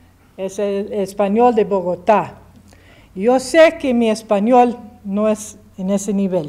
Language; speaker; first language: Spanish; early bilingual, heritage; English